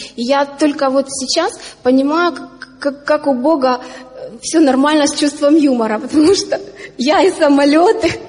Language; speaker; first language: Russian; native; Russian